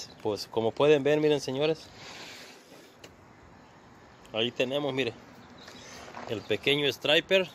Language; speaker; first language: Spanish; native; Spanish